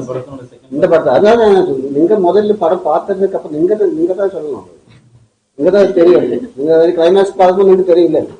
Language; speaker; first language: Tamil; non-native, learner; Malayalam